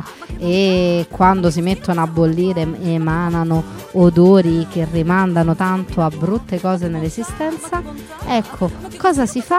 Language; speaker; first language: Italian; native; Italian